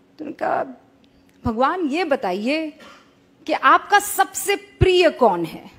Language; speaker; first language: Hindi; native; Hindi